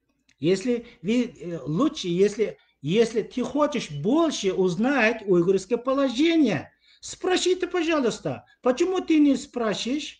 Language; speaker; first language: Russian; non-native, learner; Uyghur